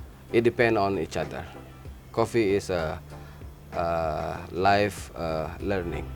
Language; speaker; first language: English; non-native, learner; Indonesian